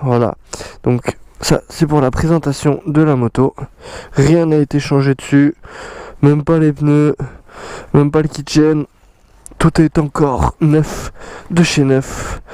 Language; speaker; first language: French; native; French